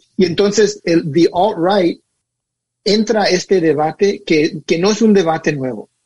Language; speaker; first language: Spanish; early bilingual, heritage; Spanish